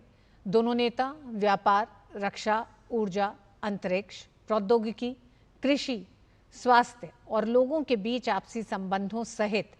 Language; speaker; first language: Hindi; native; Hindi